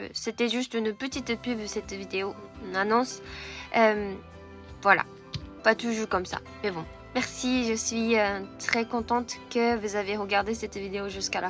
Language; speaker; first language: French; non-native, fluent; Japanese